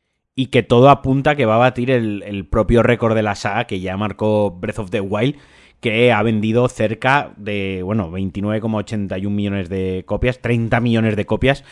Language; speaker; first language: Spanish; native; Spanish